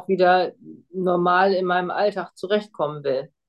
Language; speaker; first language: German; native; German